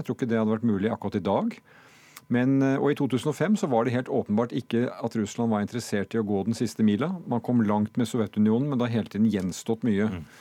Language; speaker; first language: Norwegian; native; Norwegian